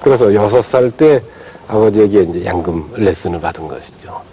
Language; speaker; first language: Korean; native; Korean